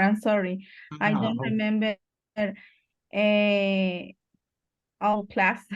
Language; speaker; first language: English; non-native, learner; Spanish